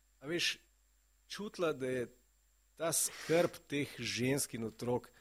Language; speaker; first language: Slovenian; native; Slovenian